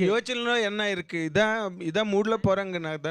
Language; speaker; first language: Tamil; non-native, learner; Telugu